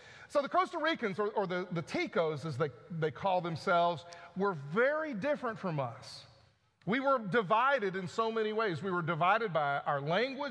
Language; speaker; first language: English; native; English